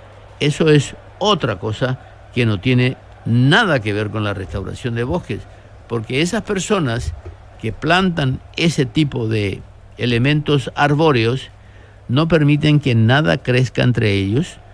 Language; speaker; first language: Spanish; native; Spanish